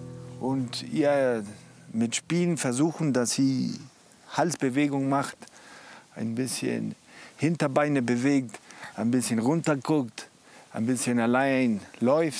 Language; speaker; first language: German; non-native, fluent; Spanish